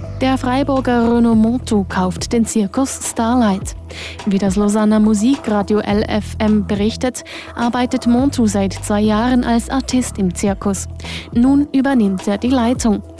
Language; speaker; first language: German; native; German